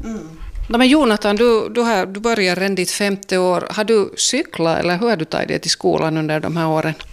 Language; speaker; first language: Swedish; native; Swedish